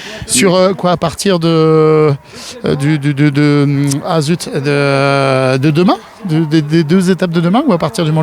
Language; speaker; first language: French; native; French